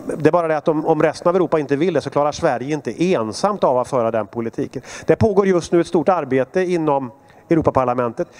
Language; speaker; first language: Swedish; native; Swedish